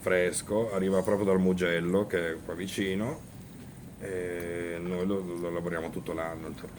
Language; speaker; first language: Italian; native; Italian